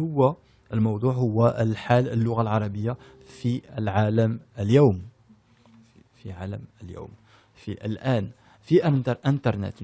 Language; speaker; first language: Arabic; early bilingual, heritage; French